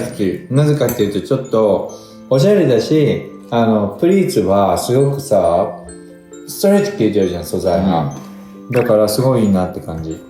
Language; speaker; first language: Japanese; native; Japanese